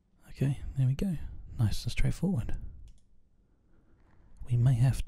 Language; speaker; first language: English; native; English